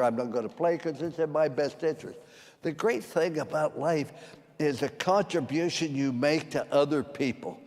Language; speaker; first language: English; native; English